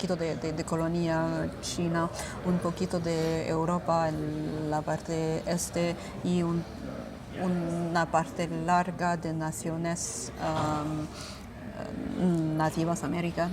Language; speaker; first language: Spanish; non-native, fluent; French